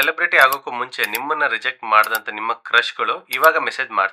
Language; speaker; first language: Kannada; native; Kannada